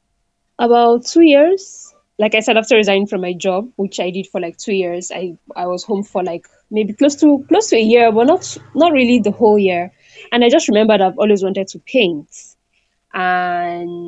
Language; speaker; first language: English; non-native, local second language; Igbo